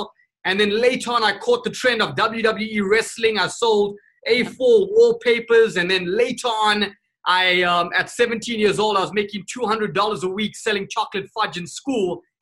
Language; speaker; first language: English; native; English